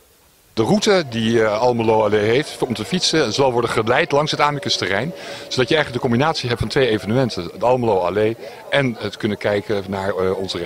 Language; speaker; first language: Dutch; native; Dutch